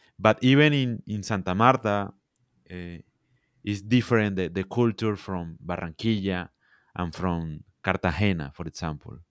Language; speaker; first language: English; non-native, learner; Spanish